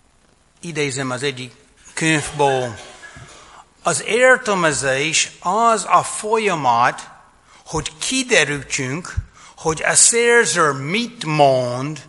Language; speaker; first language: Hungarian; non-native, fluent; English